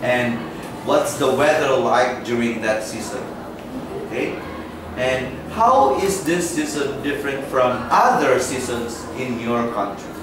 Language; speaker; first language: English; non-native, fluent; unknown